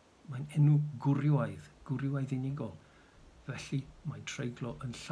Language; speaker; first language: Welsh; native; Welsh